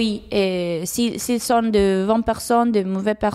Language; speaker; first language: French; non-native, fluent; Spanish